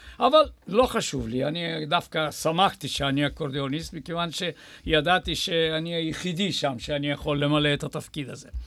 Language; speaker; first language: Hebrew; non-native, fluent; Bulgarian